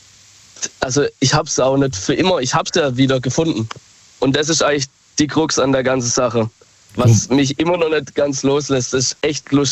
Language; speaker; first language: German; native; German